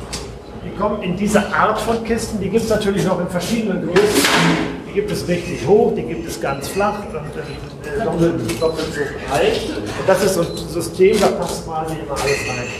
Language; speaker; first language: German; native; German